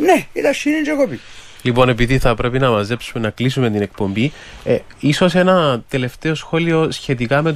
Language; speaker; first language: Greek; native; Greek